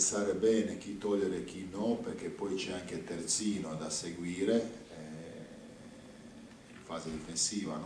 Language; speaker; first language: Italian; non-native, fluent; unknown